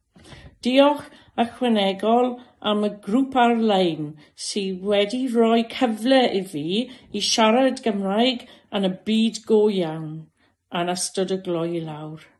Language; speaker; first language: Welsh; non-native, learner; English